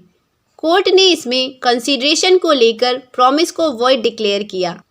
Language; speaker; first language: Hindi; native; Hindi